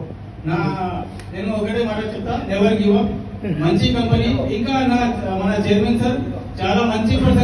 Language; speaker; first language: Telugu; non-native, local second language; Hindi